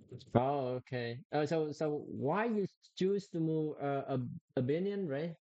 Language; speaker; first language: English; non-native, learner; Vietnamese